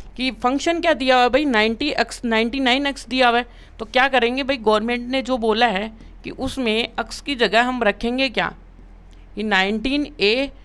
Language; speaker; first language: Hindi; native; Hindi